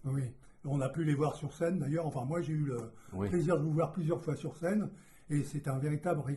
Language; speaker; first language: French; native; French